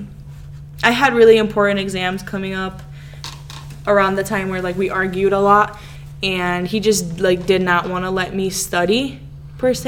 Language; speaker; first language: English; early bilingual, other home language; Serbian